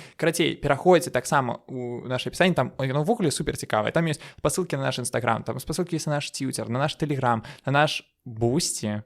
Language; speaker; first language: Belarusian; non-native, local second language; Russian